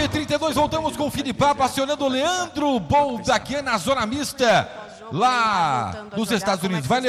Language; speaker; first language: Portuguese; native; Portuguese